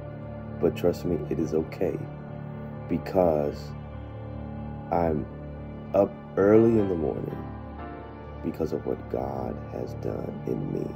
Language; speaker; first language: English; native; English